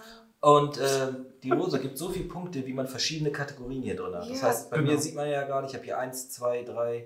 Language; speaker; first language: German; native; German